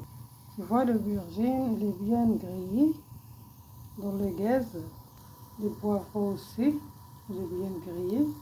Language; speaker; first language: French; non-native, learner; Arabic